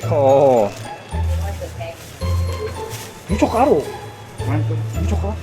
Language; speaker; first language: Spanish; non-native, learner; Korean